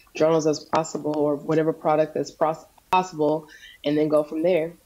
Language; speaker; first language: English; native; English